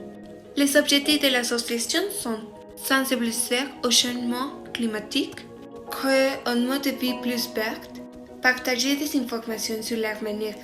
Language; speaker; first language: French; non-native, learner; Spanish